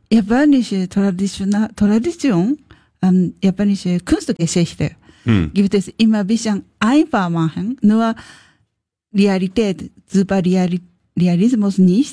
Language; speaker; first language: German; non-native, learner; Japanese